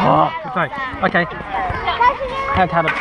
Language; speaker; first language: Chinese; non-native, learner; English